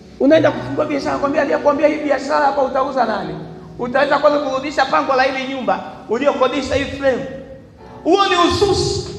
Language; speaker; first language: Swahili; native; Swahili